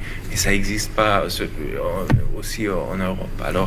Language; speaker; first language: French; non-native, learner; German